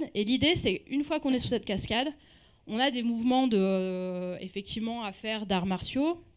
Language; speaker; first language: French; native; French